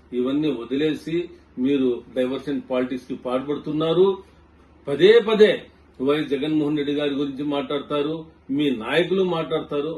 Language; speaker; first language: Telugu; non-native, local second language; Urdu